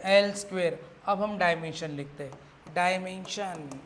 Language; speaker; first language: Hindi; non-native, local second language; Marathi